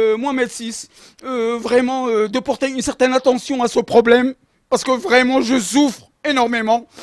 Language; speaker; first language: French; non-native, local second language; Arabic